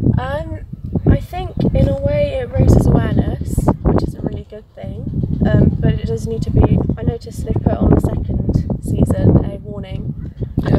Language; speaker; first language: English; native; English